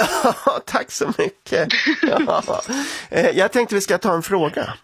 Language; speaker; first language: Swedish; native; Swedish